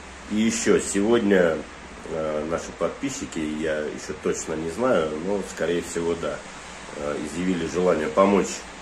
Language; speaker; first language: Russian; native; Russian